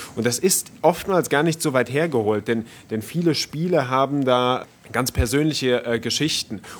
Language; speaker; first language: German; native; German